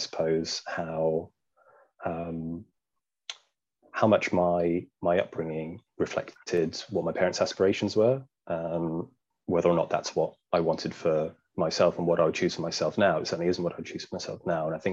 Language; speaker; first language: English; native; English